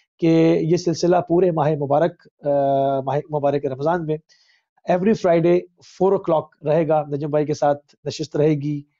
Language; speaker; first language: Urdu; native; Urdu